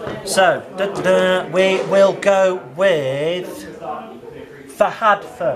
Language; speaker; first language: English; native; English